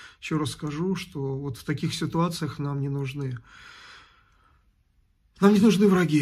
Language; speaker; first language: Russian; native; Russian